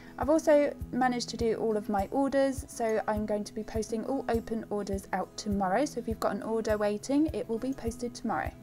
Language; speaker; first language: English; native; English